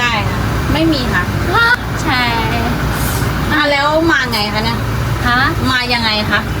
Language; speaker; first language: Thai; native; Thai